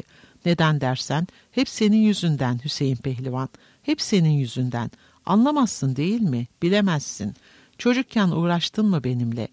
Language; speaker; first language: Turkish; native; Turkish